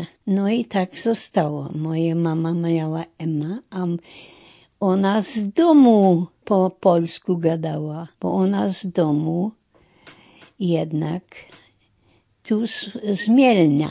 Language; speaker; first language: Polish; non-native, local second language; German